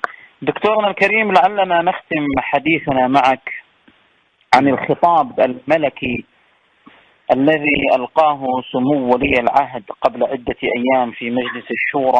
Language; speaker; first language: Arabic; native; Arabic